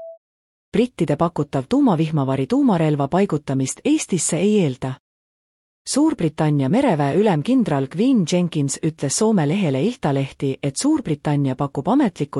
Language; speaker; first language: Estonian; native; Estonian